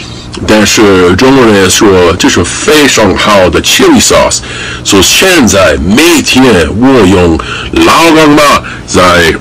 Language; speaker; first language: Chinese; non-native, learner; English